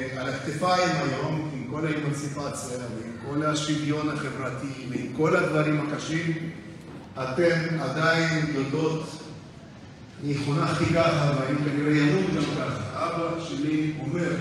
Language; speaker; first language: Hebrew; non-native, fluent; Russian